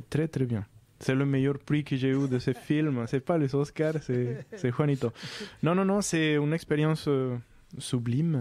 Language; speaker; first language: French; non-native, fluent; Spanish